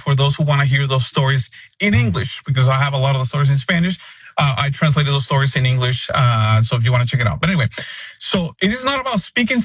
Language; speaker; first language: English; non-native, fluent; Spanish